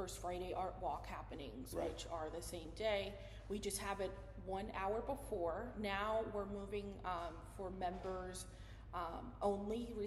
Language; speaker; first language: English; non-native, fluent; Spanish